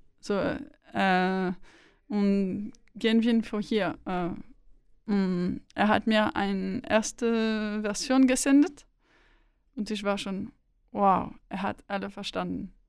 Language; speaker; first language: German; non-native, learner; French